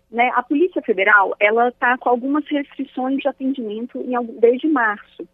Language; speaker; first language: Portuguese; native; Portuguese